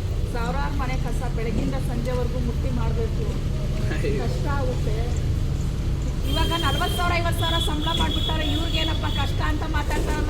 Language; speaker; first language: Kannada; native; Kannada